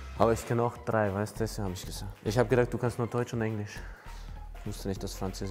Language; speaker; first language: German; non-native, fluent; Hungarian